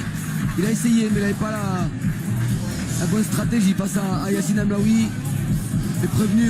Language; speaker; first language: French; native; French